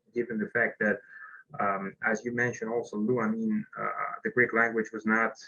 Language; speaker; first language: English; non-native, fluent; Greek